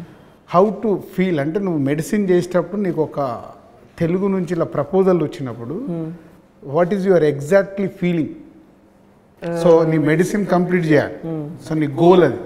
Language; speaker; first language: Telugu; native; Telugu